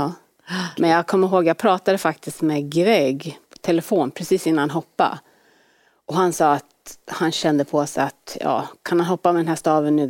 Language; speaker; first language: Swedish; native; Swedish